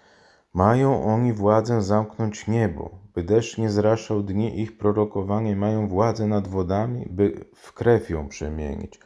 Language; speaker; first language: Polish; native; Polish